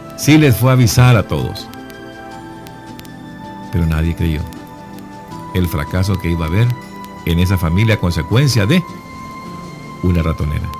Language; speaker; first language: Spanish; native; Spanish